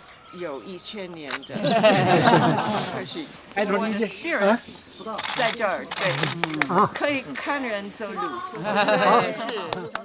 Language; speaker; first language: Chinese; non-native, learner; English